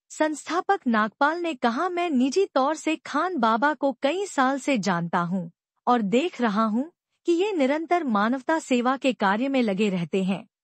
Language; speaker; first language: Hindi; non-native, local second language; Punjabi